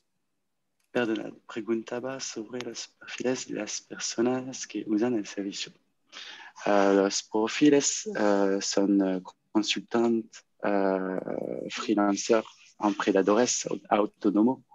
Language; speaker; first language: Spanish; non-native, learner; French